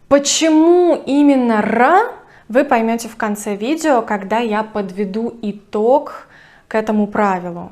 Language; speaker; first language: Russian; native; Russian